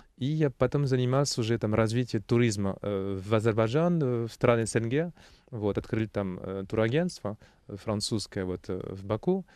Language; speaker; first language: Russian; non-native, learner; French